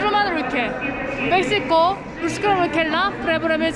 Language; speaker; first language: Turkish; non-native, learner; Korean